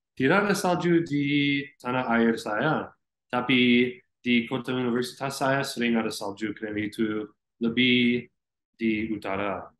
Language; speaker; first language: Indonesian; non-native, learner; English